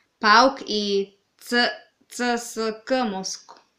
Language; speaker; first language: Serbian; non-native, learner; Swahili